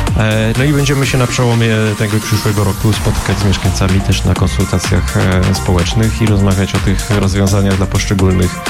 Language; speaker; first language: Polish; native; Polish